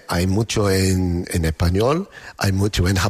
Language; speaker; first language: Spanish; non-native, learner; English